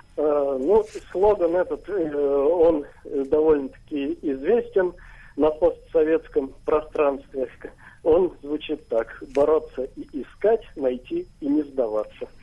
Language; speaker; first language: Russian; native; Russian